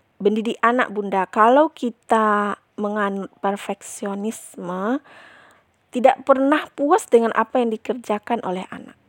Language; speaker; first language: Indonesian; non-native, local second language; Minangkabau